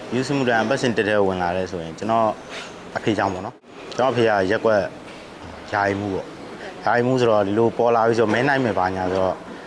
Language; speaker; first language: Burmese; native; Burmese